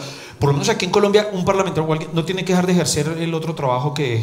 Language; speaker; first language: Spanish; native; Spanish